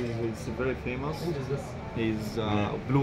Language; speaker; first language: English; non-native, learner; Arabic